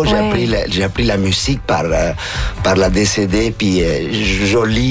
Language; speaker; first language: French; non-native, fluent; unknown